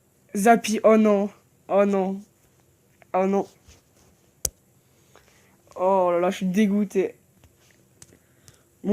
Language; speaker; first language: French; native; French